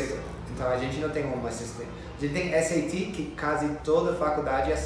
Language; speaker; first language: Portuguese; non-native, fluent; English